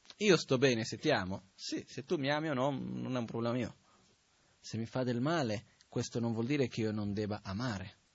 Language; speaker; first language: Italian; non-native, fluent; Portuguese